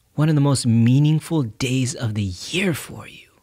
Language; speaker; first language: English; native; English